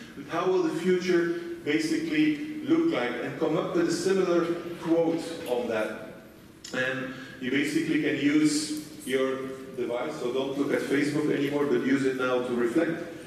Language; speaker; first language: English; non-native, fluent; Dutch